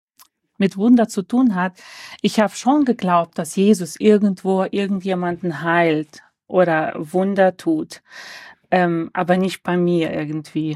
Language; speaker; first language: German; early bilingual, other home language; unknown